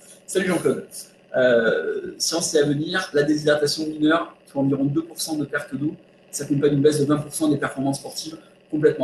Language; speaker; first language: French; native; French